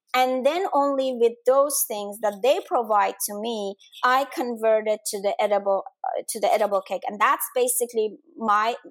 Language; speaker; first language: English; non-native, fluent; Danish